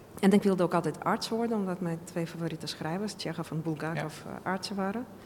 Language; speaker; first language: Dutch; non-native, fluent; Russian